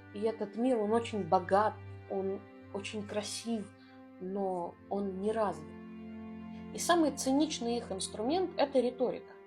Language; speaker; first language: Russian; non-native, local second language; Abkhazian